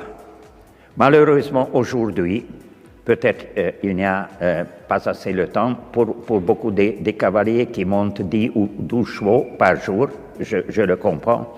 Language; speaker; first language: French; non-native, fluent; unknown